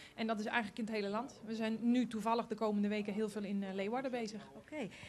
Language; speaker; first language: Dutch; non-native, fluent; Polish